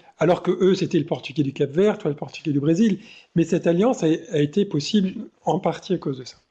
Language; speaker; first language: French; native; French